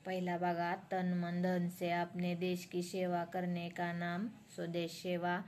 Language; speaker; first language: Hindi; non-native, local second language; Marathi